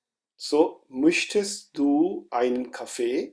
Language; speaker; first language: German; non-native, fluent; Urdu